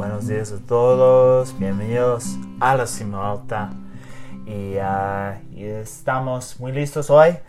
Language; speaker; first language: Spanish; non-native, learner; English